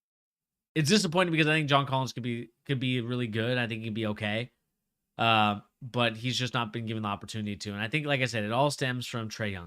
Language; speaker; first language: English; native; English